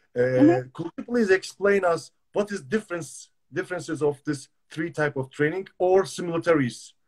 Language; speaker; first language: English; non-native, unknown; Turkish